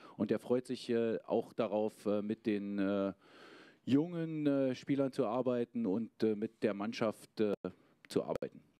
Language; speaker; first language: German; native; German